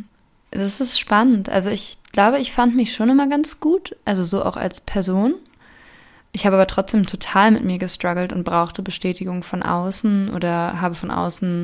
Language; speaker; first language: German; native; German